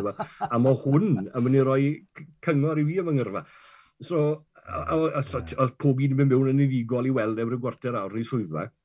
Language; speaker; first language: Welsh; native; Welsh